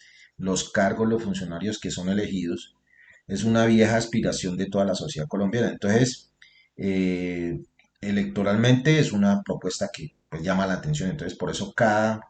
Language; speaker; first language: Spanish; native; Spanish